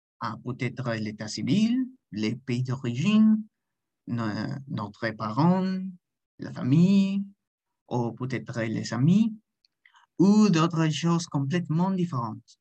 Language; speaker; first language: French; non-native, learner; Spanish